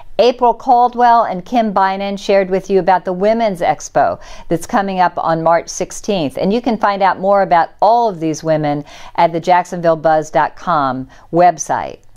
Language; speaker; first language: English; native; English